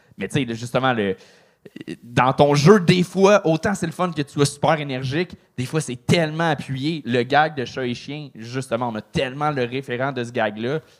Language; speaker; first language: French; native; French